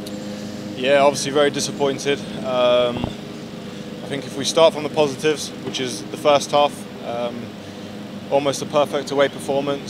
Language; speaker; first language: English; native; English